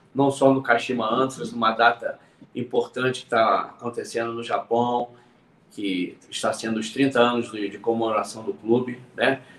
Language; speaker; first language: Portuguese; native; Portuguese